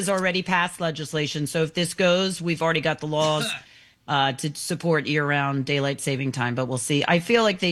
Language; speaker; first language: English; native; English